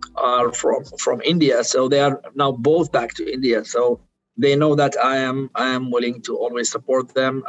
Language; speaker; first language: English; non-native, fluent; Arabic